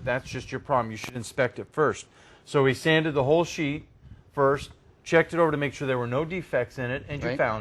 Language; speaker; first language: English; native; English